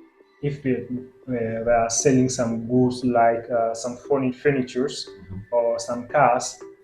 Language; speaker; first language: English; non-native, fluent; French